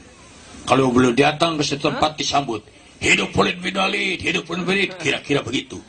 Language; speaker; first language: Indonesian; non-native, local second language; Sundanese